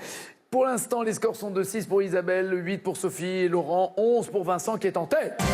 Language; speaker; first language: French; native; French